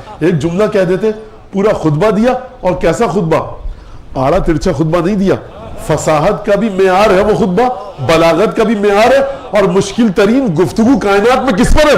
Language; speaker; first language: Urdu; native; Urdu